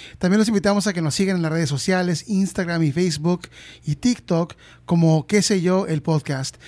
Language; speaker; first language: Spanish; early bilingual, heritage; Spanish